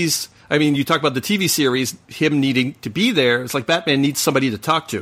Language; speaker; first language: English; non-native, fluent; French